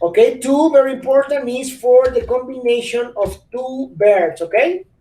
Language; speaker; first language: English; non-native, fluent; Spanish